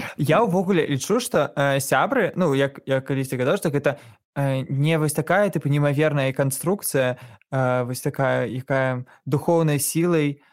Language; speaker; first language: Belarusian; non-native, local second language; Russian